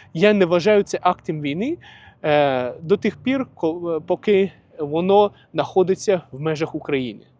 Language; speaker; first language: Ukrainian; non-native, local second language; Russian